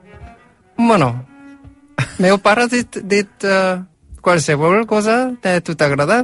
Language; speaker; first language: Catalan; non-native, learner; Korean